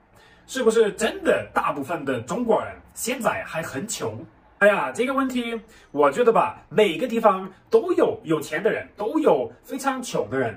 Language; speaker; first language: Chinese; non-native, fluent; German